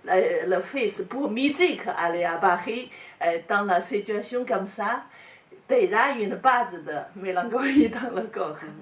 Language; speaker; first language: French; non-native, learner; Chinese